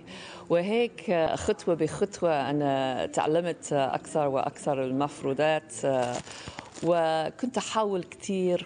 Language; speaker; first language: Arabic; non-native, fluent; English